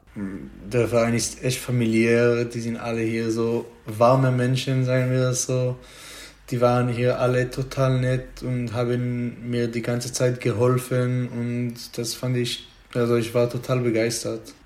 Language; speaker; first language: German; non-native, fluent; Hebrew